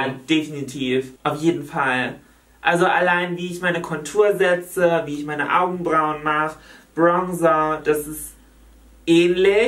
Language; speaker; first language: German; native; German